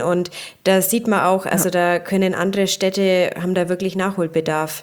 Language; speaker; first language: German; native; German